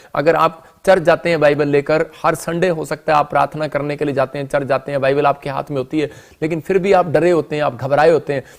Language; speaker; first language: Hindi; non-native, local second language; Punjabi